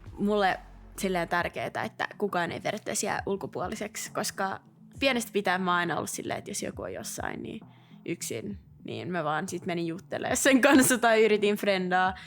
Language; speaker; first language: Finnish; non-native, local second language; Swedish